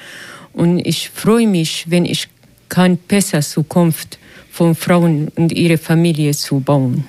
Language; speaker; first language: German; non-native, learner; Arabic